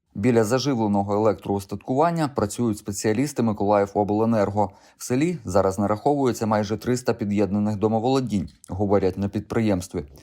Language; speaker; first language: Ukrainian; native; Ukrainian